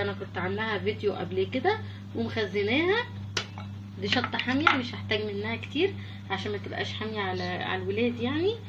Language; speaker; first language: Arabic; native; Arabic